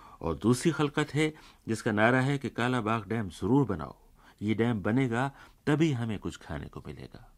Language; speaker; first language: Urdu; native; Urdu